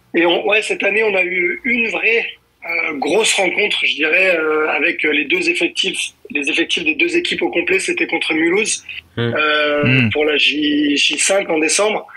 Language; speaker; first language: French; native; French